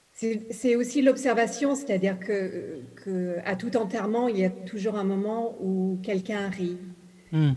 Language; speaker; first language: French; early bilingual, other home language; English